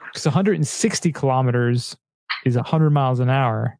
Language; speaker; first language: English; native; English